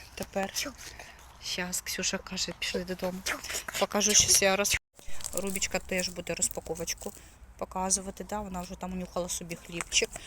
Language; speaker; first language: Ukrainian; native; Ukrainian